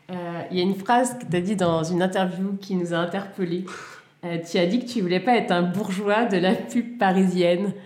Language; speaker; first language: French; native; French